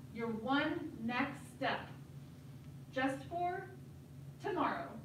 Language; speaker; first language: English; native; English